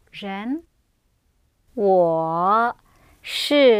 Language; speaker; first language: Chinese; non-native, learner; English